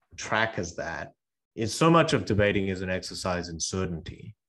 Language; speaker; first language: English; early bilingual, other home language; Korean